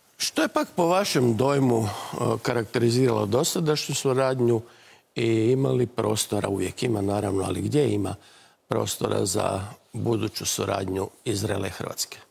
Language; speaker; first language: Croatian; native; Croatian